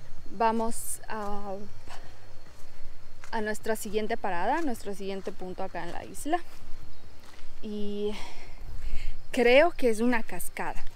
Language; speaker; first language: Spanish; native; Spanish